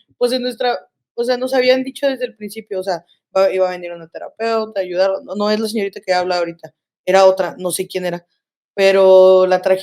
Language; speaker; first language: Spanish; native; Spanish